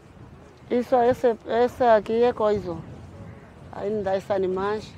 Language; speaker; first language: Portuguese; non-native, local second language; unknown